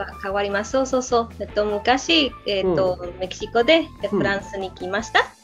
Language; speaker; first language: Japanese; non-native, learner; Spanish